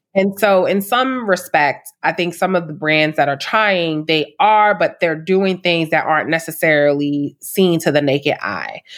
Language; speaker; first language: English; native; English